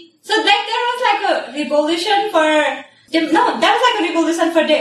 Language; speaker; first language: English; non-native, fluent; Nepali